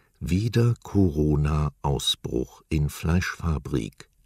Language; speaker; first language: German; native; German